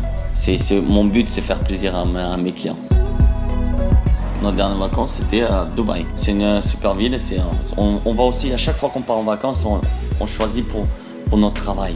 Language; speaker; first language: French; non-native, fluent; Portuguese